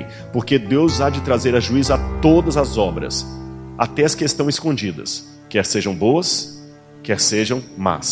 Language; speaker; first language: Portuguese; native; Portuguese